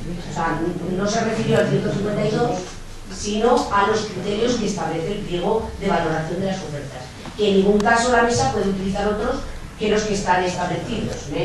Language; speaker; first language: Spanish; native; Spanish